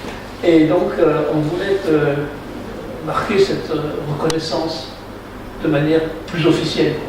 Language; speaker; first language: French; native; French